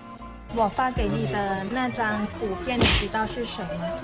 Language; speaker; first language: Chinese; non-native, learner; Thai